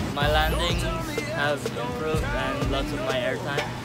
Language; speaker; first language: English; non-native, local second language; Filipino